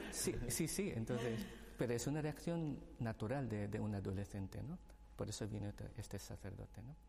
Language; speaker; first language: Spanish; non-native, fluent; Filipino